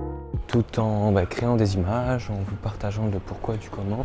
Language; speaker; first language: French; native; French